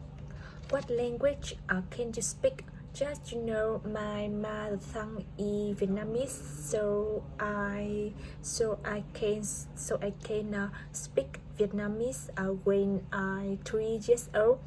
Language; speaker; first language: English; non-native, learner; Vietnamese